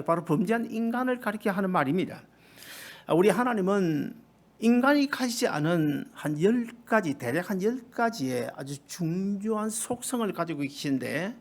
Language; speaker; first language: Korean; native; Korean